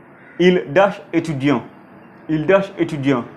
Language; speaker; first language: French; non-native, fluent; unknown